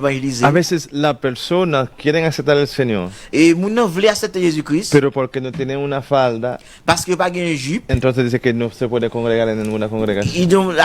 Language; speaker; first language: Spanish; non-native, fluent; Haitian Creole